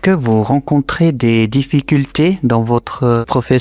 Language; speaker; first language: French; native; French